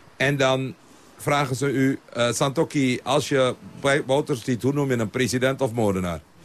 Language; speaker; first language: Dutch; non-native, local second language; Caribbean Hindustani